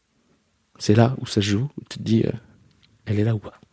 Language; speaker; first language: French; native; French